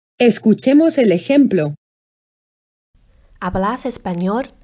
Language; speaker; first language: Spanish; non-native, fluent; Chinese